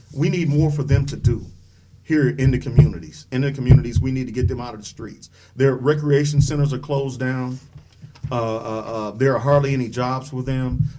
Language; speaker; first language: English; native; English